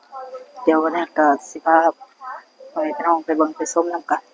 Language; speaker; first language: Thai; non-native, local second language; Northeastern Thai